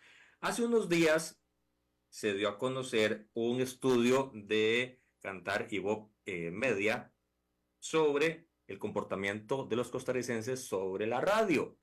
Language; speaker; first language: Spanish; native; Spanish